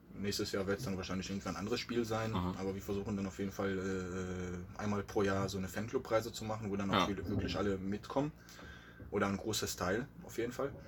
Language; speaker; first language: German; native; German